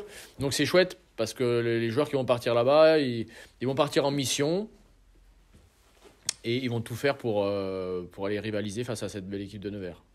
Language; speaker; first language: French; native; French